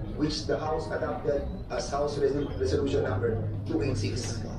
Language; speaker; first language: English; non-native, local second language; Filipino